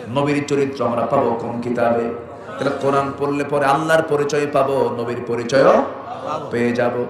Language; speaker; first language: Bangla; native; Bangla